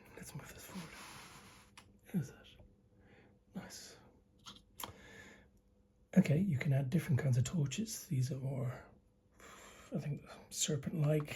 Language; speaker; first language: English; native; English